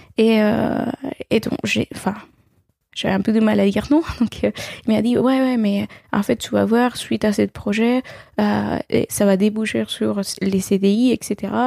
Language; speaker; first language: French; non-native, fluent; Spanish